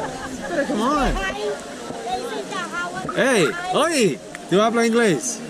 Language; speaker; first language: Spanish; non-native, learner; English